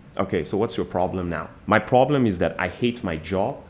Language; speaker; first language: English; non-native, fluent; Persian